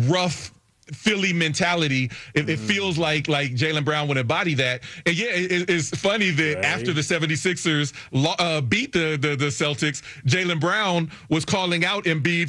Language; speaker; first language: English; native; English